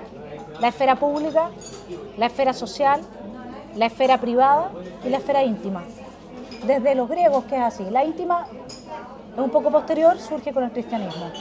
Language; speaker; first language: Spanish; native; Spanish